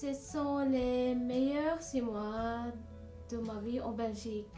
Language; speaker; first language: French; non-native, learner; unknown